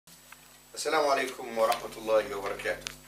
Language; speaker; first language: Arabic; non-native, fluent; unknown